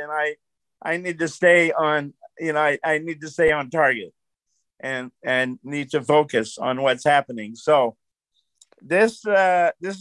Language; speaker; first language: English; native; English